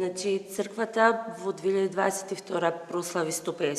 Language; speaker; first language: Macedonian; native; Macedonian